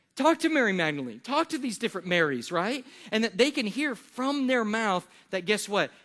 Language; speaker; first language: English; native; English